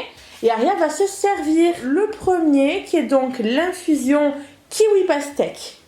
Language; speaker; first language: French; native; French